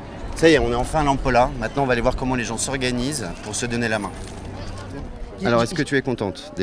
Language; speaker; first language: French; native; French